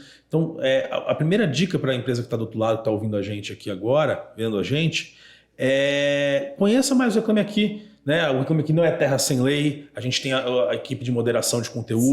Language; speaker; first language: Portuguese; native; Portuguese